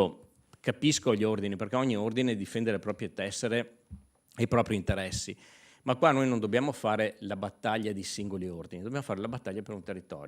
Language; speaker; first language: Italian; native; Italian